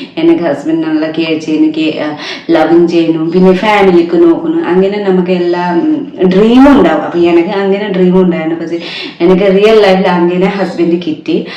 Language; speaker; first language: Malayalam; non-native, learner; Nepali